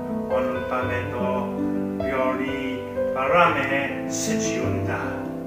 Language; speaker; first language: Korean; non-native, learner; English